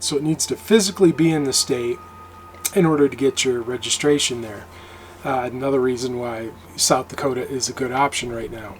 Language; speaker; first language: English; native; English